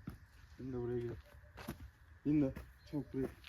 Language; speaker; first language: Turkish; native; Turkish